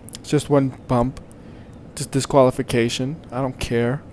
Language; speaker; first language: English; native; English